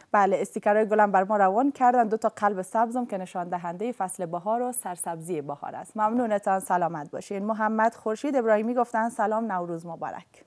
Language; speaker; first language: Persian; native; Persian